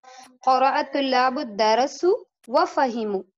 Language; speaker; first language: Arabic; non-native, learner; Urdu